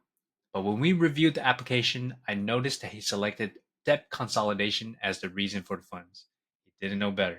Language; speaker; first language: English; native; English